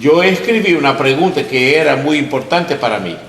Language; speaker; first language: Spanish; non-native, learner; English